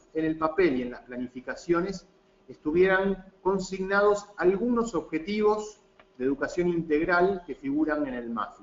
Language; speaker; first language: Spanish; native; Spanish